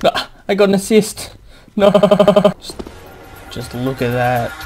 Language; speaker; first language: English; native; English